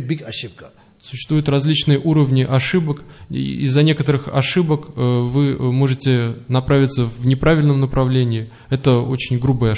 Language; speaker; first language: Russian; native; Russian